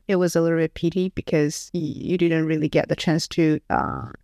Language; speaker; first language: English; non-native, fluent; Chinese